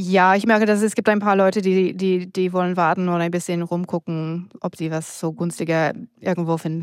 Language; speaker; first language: German; non-native, fluent; English